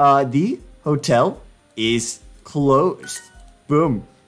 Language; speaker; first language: English; native; English